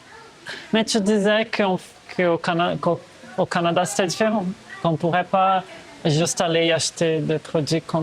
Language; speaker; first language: French; non-native, fluent; Portuguese